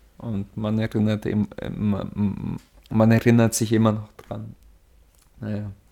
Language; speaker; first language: German; early bilingual, other home language; Russian